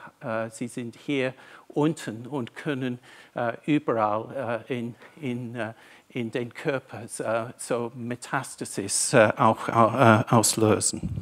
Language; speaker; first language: German; non-native, fluent; English